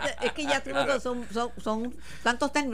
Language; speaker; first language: Spanish; native; Spanish